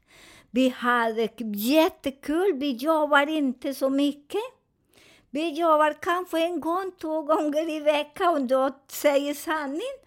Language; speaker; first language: Swedish; non-native, fluent; Spanish